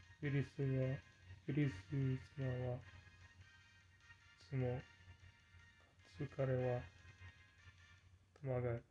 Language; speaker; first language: Japanese; non-native, learner; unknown